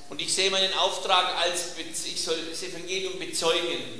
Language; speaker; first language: German; native; German